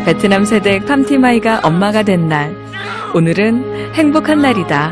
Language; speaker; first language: Korean; native; Korean